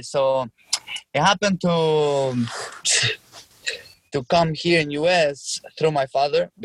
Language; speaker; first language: English; non-native, fluent; Albanian